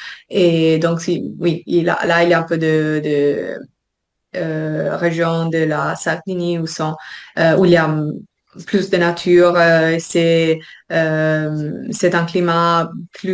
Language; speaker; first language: French; non-native, fluent; Italian